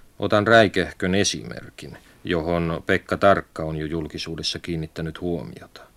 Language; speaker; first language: Finnish; native; Finnish